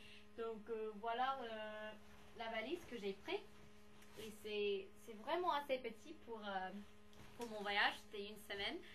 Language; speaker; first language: French; non-native, fluent; English